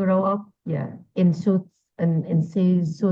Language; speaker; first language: English; non-native, learner; Vietnamese